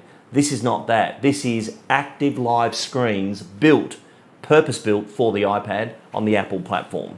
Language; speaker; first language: English; native; English